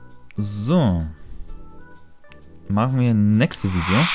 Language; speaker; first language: German; non-native, fluent; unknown